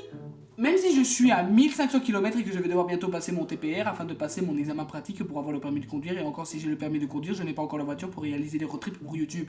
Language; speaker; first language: French; native; French